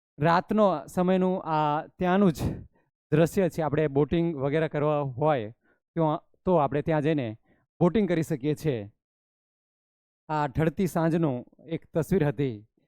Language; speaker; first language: Gujarati; non-native, local second language; Rathawi